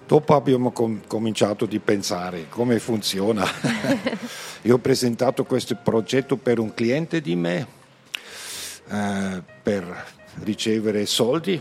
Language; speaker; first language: Italian; non-native, learner; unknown